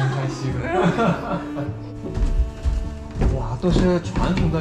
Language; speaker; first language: Chinese; non-native, fluent; Korean